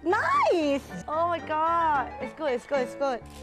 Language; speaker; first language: English; non-native, learner; Thai